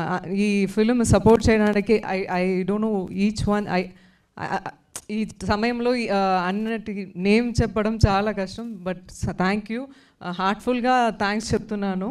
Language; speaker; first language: Telugu; non-native, learner; Tamil